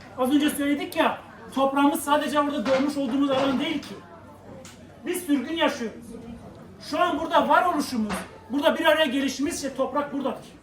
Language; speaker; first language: Turkish; non-native, local second language; Kurdish